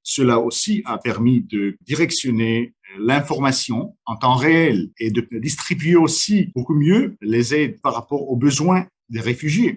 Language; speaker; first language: French; non-native, fluent; Romanian